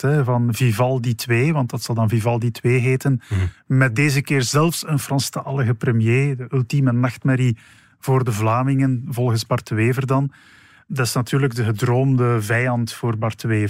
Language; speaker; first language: Dutch; native; Dutch